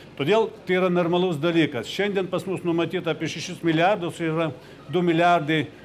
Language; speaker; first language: Lithuanian; non-native, fluent; Ukrainian